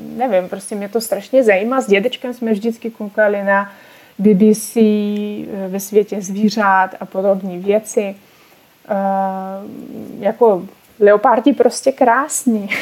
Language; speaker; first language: Czech; non-native, fluent; Russian